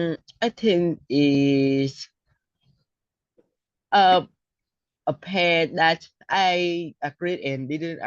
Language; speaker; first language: English; non-native, learner; Vietnamese